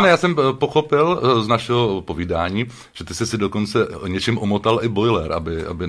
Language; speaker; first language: Czech; native; Czech